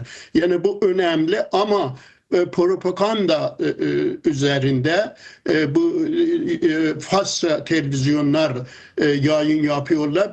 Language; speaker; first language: Turkish; non-native, fluent; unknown